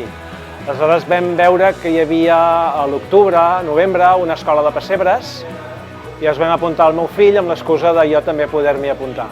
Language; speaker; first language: Catalan; native; Catalan